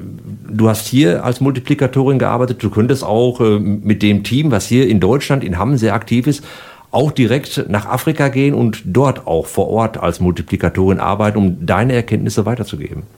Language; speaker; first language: German; native; German